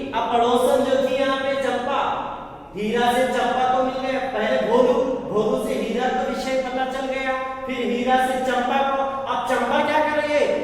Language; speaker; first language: Hindi; non-native, local second language; Kannada